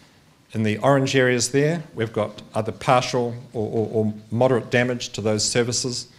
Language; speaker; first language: English; native; English